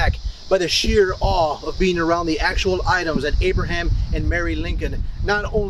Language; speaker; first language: English; native; English